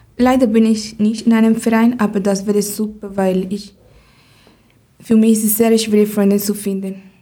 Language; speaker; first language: German; non-native, learner; Spanish